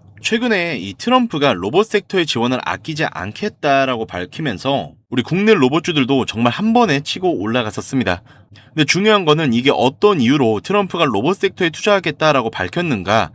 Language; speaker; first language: Korean; native; Korean